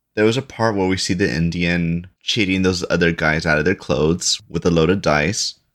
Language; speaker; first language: English; early bilingual, other home language; Spanish